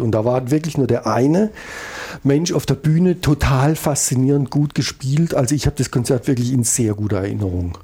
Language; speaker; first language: German; native; German